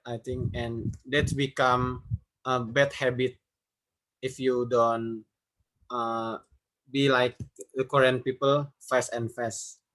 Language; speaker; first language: English; non-native, learner; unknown